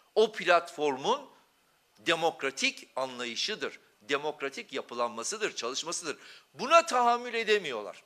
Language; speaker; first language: Turkish; non-native, local second language; Kurdish